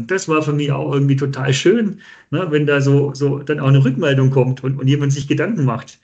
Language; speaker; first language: German; native; German